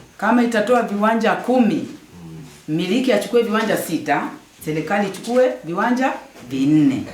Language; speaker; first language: Swahili; native; Swahili